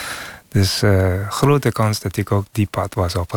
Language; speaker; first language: Dutch; non-native, fluent; Persian